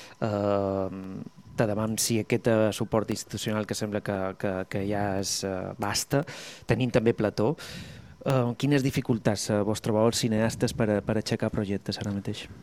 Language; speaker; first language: Catalan; native; Catalan